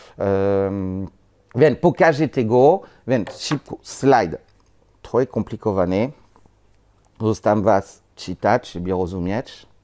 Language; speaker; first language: Polish; non-native, learner; French